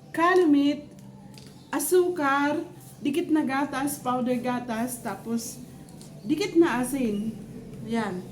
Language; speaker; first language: Filipino; non-native, local second language; Bikol